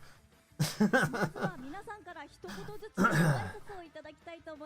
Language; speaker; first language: Japanese; native; Japanese